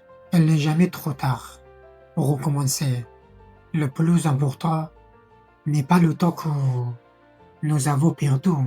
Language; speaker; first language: French; non-native, fluent; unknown